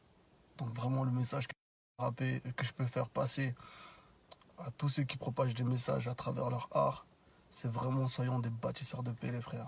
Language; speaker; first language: French; native; French